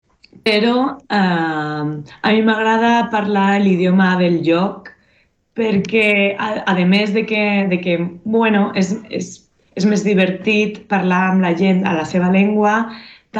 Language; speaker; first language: Catalan; non-native, fluent; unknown